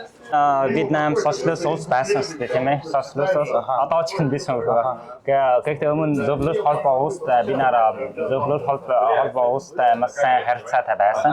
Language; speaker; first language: Mongolian; non-native, learner; Vietnamese